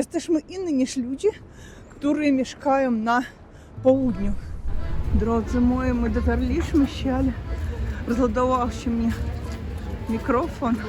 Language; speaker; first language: Polish; non-native, learner; Russian